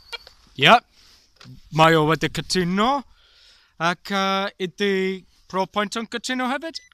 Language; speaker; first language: Welsh; non-native, local second language; English